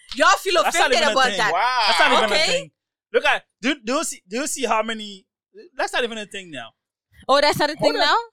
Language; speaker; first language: English; non-native, fluent; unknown